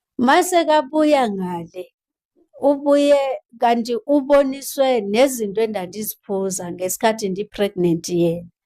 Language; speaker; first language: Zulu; non-native, local second language; Xhosa